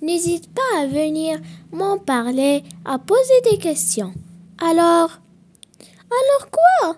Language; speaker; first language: French; non-native, local second language; Arabic